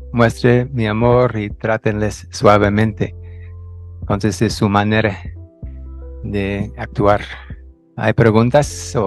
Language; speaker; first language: Spanish; non-native, fluent; English